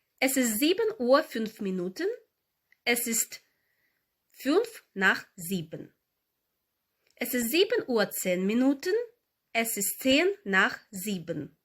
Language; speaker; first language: German; non-native, fluent; Ukrainian